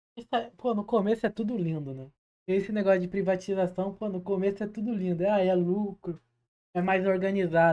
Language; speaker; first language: Portuguese; native; Portuguese